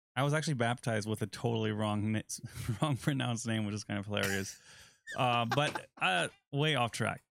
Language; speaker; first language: English; non-native, fluent; German